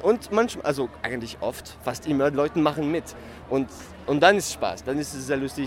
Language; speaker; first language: German; non-native, fluent; French